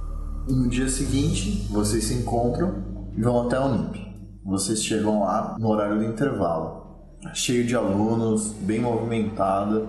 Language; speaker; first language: Portuguese; native; Portuguese